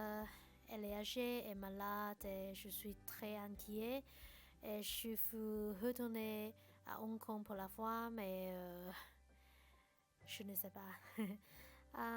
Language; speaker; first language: French; non-native, learner; Cantonese